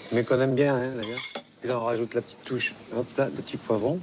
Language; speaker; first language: French; native; French